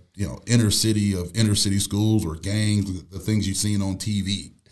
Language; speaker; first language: English; native; English